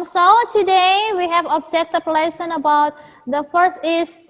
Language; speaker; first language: English; non-native, fluent; Indonesian